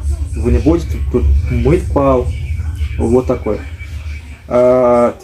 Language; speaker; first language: Russian; non-native, learner; Uzbek